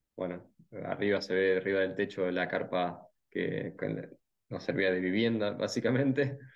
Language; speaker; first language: Spanish; native; Spanish